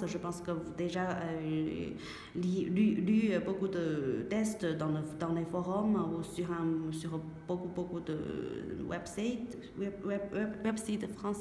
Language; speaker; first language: French; non-native, learner; Chinese